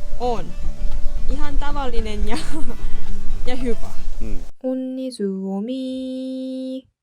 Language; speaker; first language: Finnish; non-native, learner; Korean